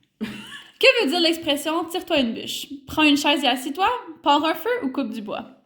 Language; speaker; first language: French; native; French